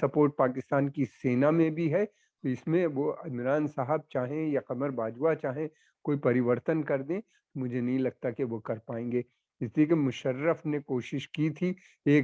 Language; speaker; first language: Hindi; native; Hindi